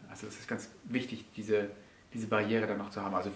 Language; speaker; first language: German; native; German